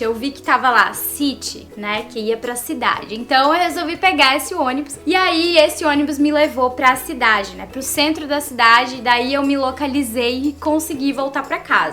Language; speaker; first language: Portuguese; native; Portuguese